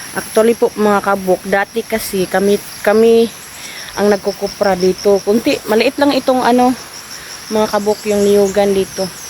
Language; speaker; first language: Filipino; non-native, local second language; Cebuano